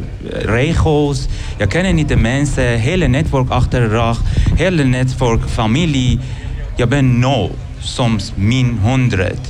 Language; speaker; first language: Dutch; non-native, learner; Persian